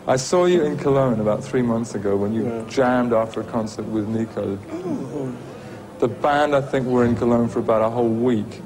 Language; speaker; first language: English; native; English